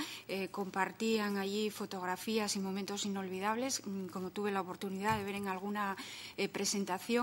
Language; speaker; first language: Spanish; native; Spanish